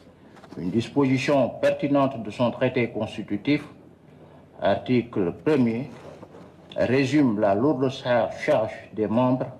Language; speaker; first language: French; non-native, local second language; Wolof